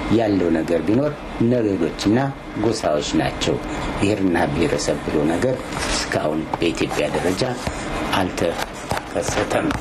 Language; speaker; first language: Amharic; native; Amharic